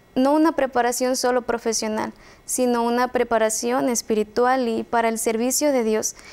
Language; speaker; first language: Spanish; native; Spanish